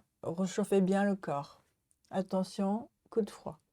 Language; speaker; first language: French; non-native, learner; Japanese